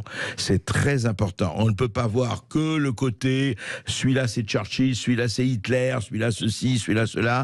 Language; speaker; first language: French; native; French